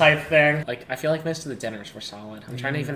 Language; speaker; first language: English; native; English